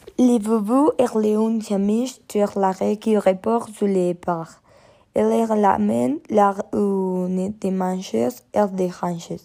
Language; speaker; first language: French; non-native, learner; Spanish